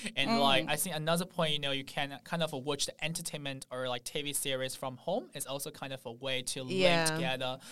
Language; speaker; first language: English; non-native, fluent; Chinese